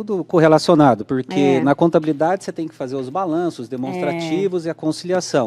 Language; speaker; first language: Portuguese; native; Portuguese